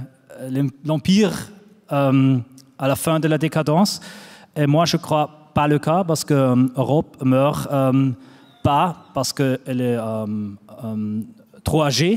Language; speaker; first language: French; non-native, fluent; German